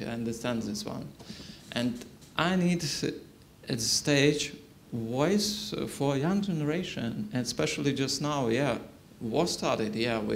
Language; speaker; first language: English; non-native, learner; Ukrainian